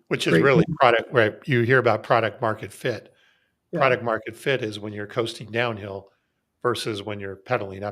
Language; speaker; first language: English; native; English